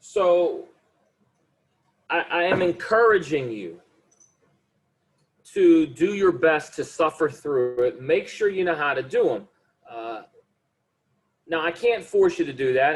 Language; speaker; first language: English; native; English